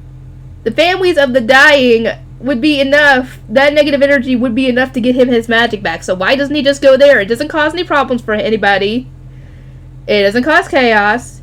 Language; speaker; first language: English; native; English